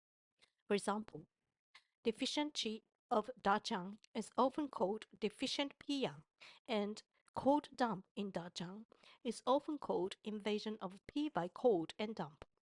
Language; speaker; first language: English; non-native, fluent; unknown